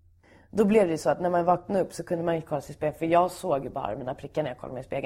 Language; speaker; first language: Swedish; native; Swedish